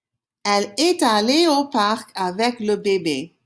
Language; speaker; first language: French; non-native, fluent; English